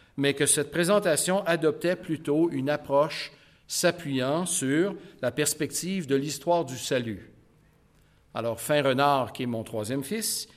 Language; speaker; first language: French; native; French